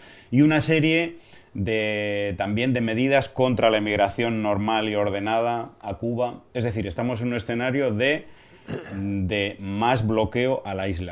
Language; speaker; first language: Spanish; native; Spanish